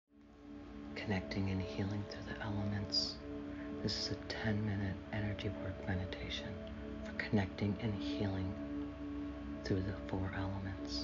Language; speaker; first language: English; native; English